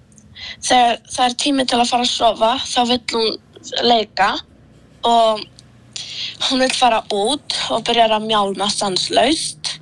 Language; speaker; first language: Icelandic; early bilingual, other home language; Polish